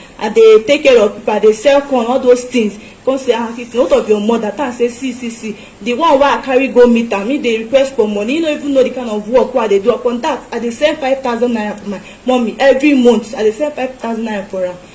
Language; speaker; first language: Nigerian Pidgin; non-native, local second language; Igbo